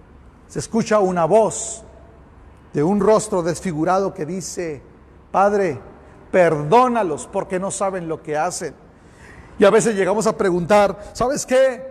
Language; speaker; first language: Spanish; native; Spanish